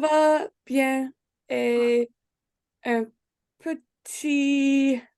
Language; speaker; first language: French; non-native, learner; English